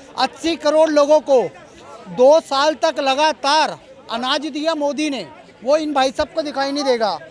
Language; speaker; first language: Hindi; native; Hindi